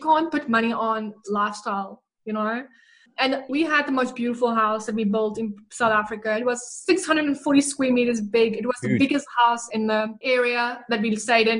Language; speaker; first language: English; non-native, local second language; Afrikaans